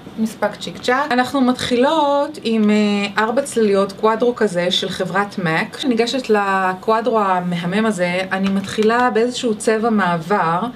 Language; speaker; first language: Hebrew; native; Hebrew